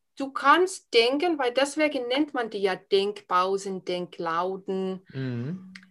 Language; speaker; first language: German; non-native, fluent; Finnish